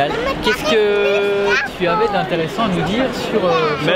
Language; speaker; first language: French; native; French